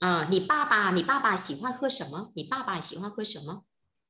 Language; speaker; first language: Chinese; non-native, fluent; Vietnamese